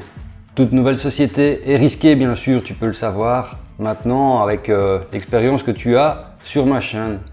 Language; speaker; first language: French; native; French